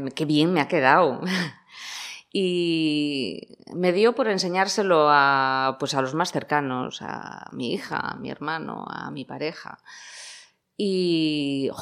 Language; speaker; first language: Spanish; native; Spanish